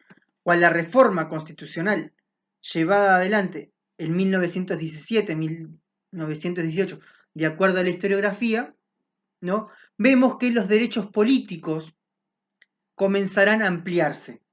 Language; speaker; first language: Spanish; native; Spanish